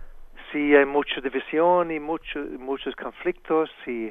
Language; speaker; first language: Spanish; non-native, fluent; English